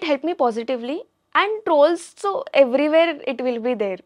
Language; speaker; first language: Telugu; non-native, learner; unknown